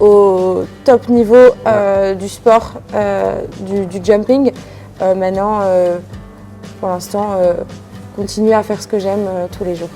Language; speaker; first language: French; native; French